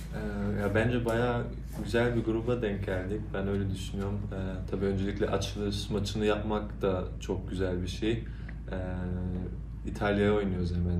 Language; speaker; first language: Turkish; early bilingual, heritage; Turkish